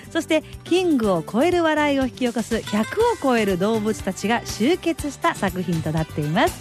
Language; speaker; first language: Japanese; native; Japanese